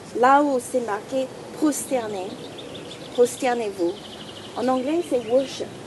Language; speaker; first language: French; non-native, fluent; English